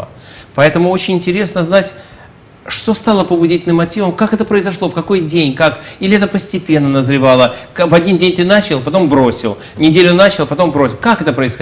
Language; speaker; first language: Russian; native; Russian